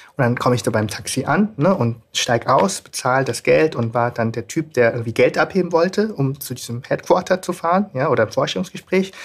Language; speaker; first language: German; native; German